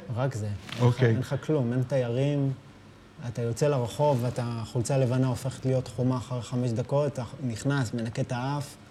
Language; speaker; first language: Hebrew; native; Hebrew